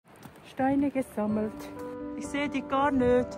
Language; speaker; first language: German; non-native, learner; Tibetan